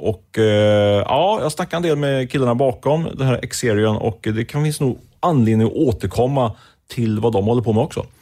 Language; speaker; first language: Swedish; native; Swedish